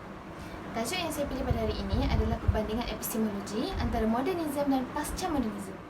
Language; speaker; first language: Malay; native; Malay